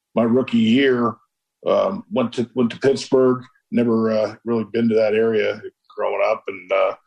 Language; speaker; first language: English; native; English